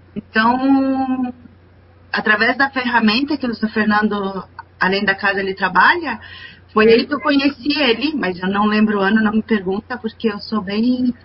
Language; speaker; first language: Portuguese; non-native, fluent; Spanish